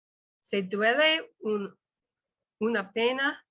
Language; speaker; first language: Spanish; non-native, learner; English